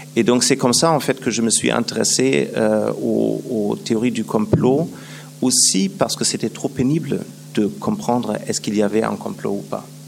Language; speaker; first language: French; non-native, fluent; German